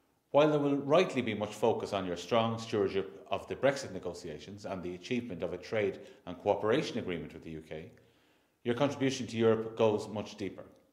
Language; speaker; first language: English; native; English